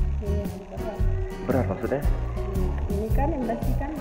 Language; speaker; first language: Indonesian; non-native, learner; Amharic